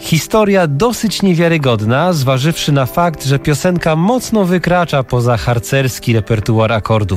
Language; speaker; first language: Polish; native; Polish